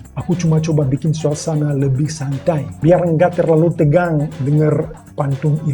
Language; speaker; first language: Indonesian; non-native, fluent; Russian